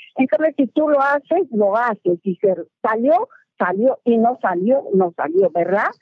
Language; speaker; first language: Spanish; native; Spanish